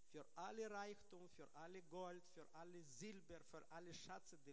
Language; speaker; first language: German; non-native, learner; Russian